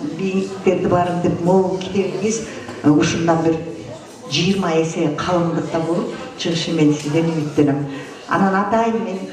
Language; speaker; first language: Kyrgyz; non-native, local second language; Russian